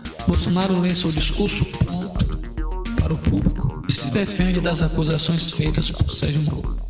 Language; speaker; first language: Portuguese; native; Portuguese